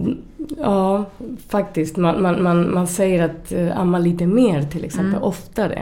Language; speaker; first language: Swedish; non-native, fluent; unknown